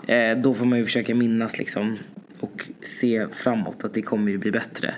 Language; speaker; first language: Swedish; early bilingual, other home language; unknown